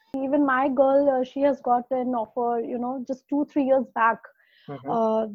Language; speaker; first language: English; non-native, local second language; Hindi